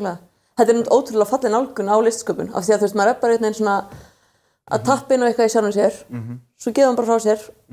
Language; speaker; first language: Icelandic; native; Icelandic